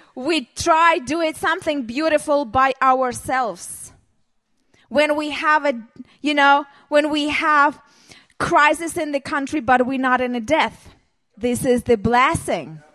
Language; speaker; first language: English; non-native, learner; Hebrew